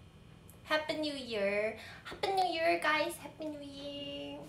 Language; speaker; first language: English; non-native, learner; Portuguese